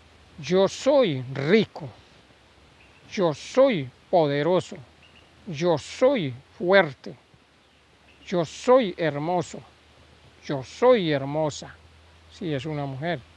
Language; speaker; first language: Spanish; native; Spanish